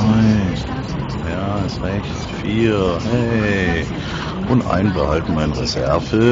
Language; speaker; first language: German; native; German